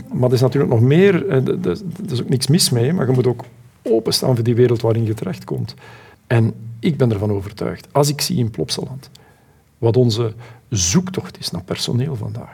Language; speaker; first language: Dutch; native; Dutch